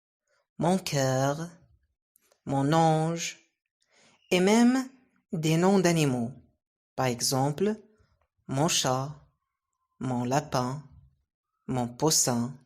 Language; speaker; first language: French; non-native, local second language; Arabic